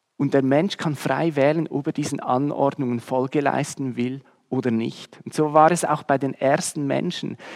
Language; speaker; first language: German; native; German